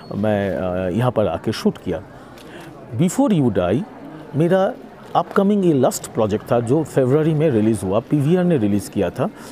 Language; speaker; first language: Hindi; non-native, local second language; Bangla